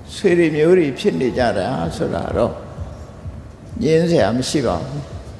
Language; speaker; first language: Burmese; native; Burmese